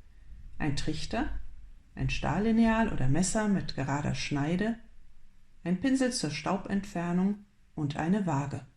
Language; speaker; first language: German; native; German